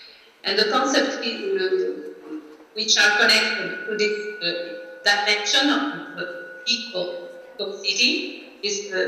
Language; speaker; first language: English; non-native, learner; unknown